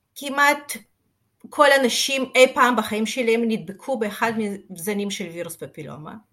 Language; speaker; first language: Hebrew; non-native, fluent; Russian